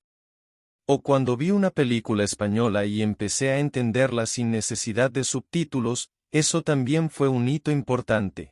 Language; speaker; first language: Spanish; non-native, fluent; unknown